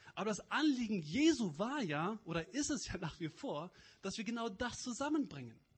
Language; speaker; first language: German; native; German